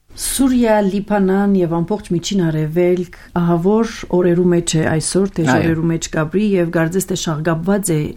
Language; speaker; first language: Armenian; early bilingual, heritage; Armenian